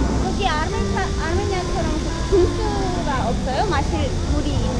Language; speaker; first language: Korean; non-native, fluent; Armenian